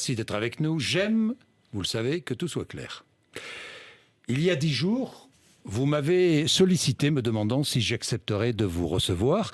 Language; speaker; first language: French; native; French